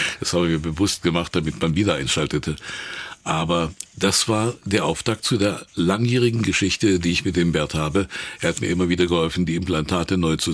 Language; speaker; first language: German; native; German